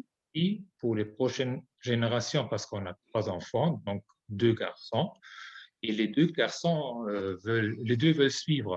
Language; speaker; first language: French; non-native, fluent; German